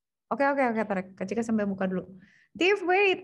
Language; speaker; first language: Indonesian; native; Indonesian